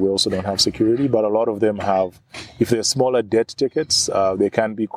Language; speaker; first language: English; non-native, local second language; Ganda